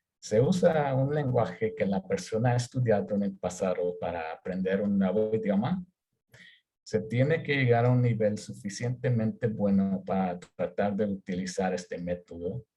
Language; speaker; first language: Spanish; early bilingual, heritage; Spanish